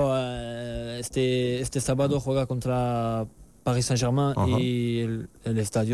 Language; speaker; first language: Spanish; non-native, learner; French